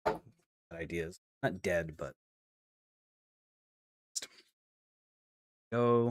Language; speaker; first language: English; native; English